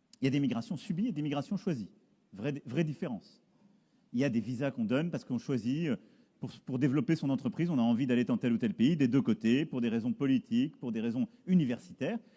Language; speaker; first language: French; native; French